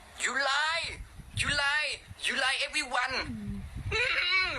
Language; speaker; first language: English; non-native, learner; Thai